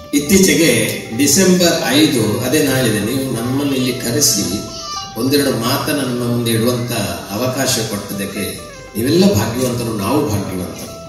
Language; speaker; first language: Kannada; non-native, local second language; Tulu